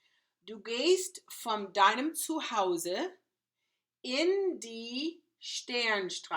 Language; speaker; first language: German; non-native, fluent; English